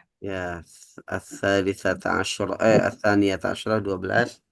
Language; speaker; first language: Arabic; non-native, fluent; Indonesian